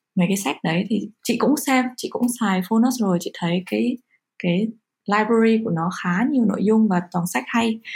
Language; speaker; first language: Vietnamese; early bilingual, heritage; Vietnamese